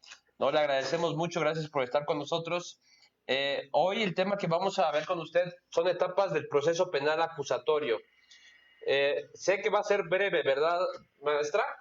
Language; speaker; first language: Spanish; native; Spanish